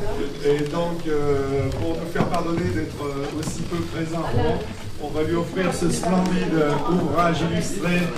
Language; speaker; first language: French; native; French